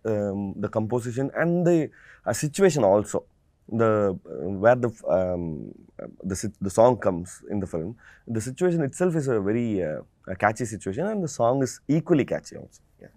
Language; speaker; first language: English; non-native, local second language; Tamil